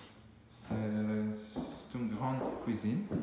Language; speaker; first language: French; non-native, fluent; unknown